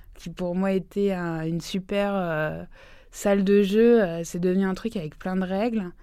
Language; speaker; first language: French; native; French